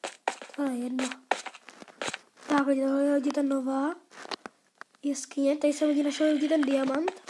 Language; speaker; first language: Czech; non-native, learner; Slovak